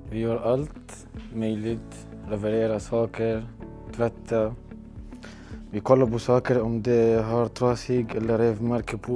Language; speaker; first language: Swedish; non-native, learner; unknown